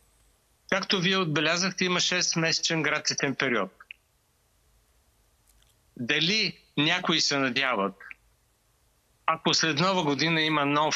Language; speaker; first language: Bulgarian; native; Bulgarian